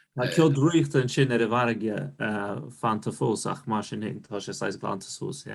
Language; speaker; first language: Irish; non-native, fluent; Russian